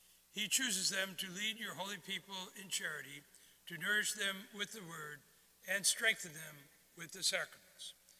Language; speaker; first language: English; native; English